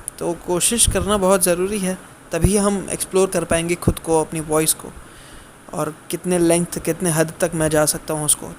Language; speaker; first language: Hindi; non-native, local second language; Gujarati